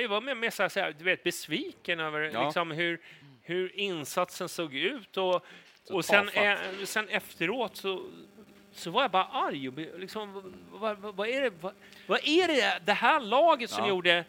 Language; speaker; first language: Swedish; native; Swedish